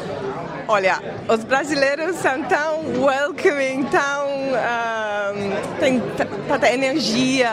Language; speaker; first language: Portuguese; non-native, fluent; English